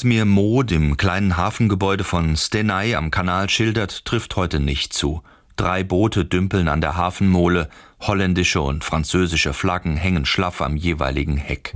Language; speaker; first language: German; native; German